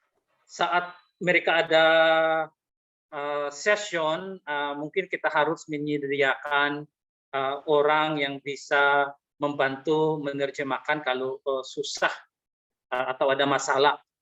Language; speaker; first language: Indonesian; non-native, fluent; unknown